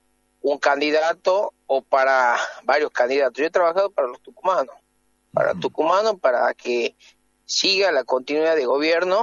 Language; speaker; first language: Spanish; native; Spanish